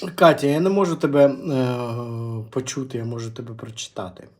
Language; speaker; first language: Ukrainian; non-native, local second language; Russian